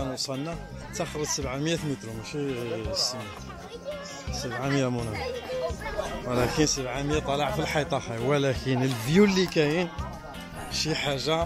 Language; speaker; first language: Arabic; early bilingual, heritage; Arabic